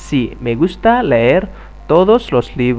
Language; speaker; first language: Spanish; non-native, fluent; Indonesian